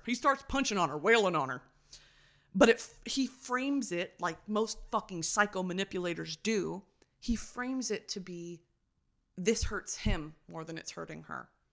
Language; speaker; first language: English; native; English